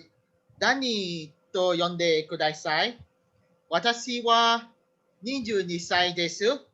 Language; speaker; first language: Japanese; non-native, learner; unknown